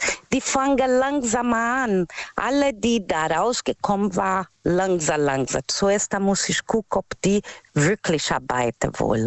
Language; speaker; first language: German; non-native, fluent; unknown